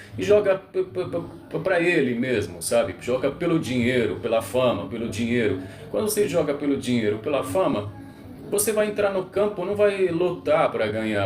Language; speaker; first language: Portuguese; non-native, local second language; Arabic